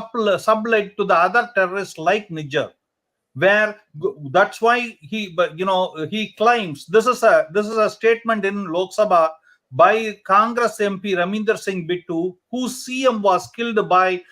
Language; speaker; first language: English; non-native, local second language; Hindi